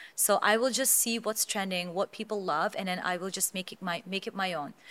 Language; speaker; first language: English; non-native, fluent; Azerbaijani